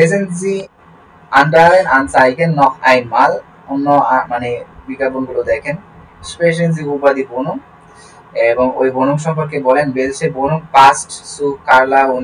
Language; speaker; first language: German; non-native, learner; Bangla